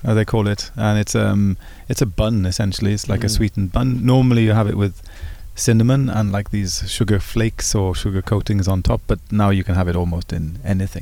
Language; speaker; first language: English; native; English